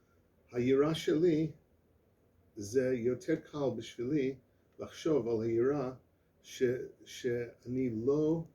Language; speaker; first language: Hebrew; non-native, learner; English